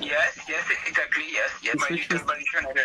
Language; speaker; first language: English; non-native, learner; French